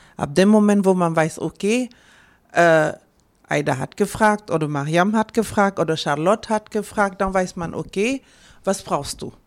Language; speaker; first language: German; non-native, fluent; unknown